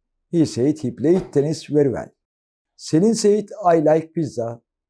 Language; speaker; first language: English; non-native, fluent; Turkish